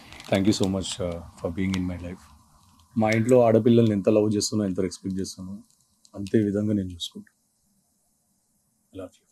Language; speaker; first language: Telugu; native; Telugu